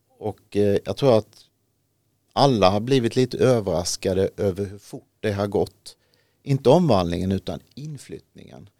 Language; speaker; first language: Swedish; native; Swedish